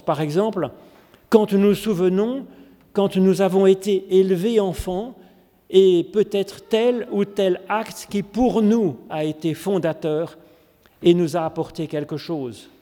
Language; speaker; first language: French; native; French